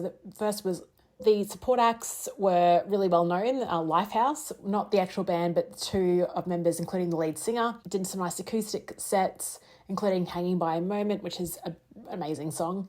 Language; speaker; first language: English; native; English